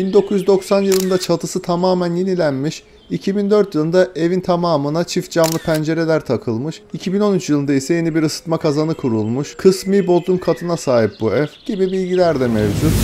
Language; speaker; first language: Turkish; native; Turkish